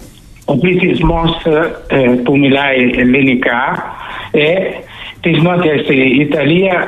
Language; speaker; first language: Greek; early bilingual, heritage; Greek